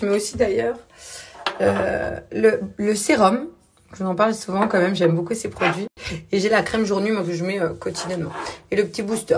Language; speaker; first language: French; native; French